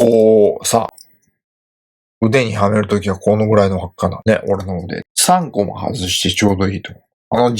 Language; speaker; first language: Japanese; native; Japanese